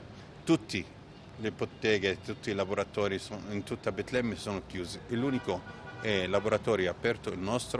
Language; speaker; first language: Italian; non-native, fluent; Arabic